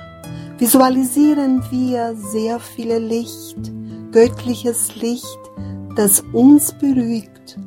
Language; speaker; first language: German; non-native, fluent; Portuguese